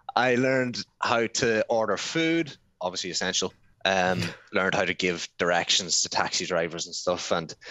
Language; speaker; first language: English; native; English